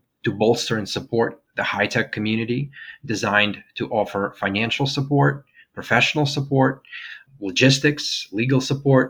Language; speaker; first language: English; non-native, fluent; Russian